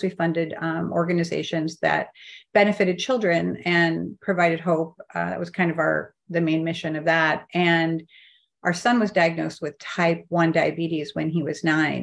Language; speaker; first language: English; native; English